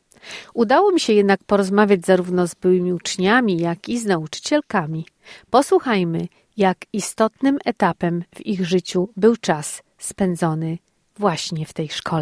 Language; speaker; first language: Polish; native; Polish